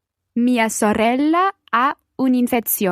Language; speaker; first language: Italian; non-native, learner; English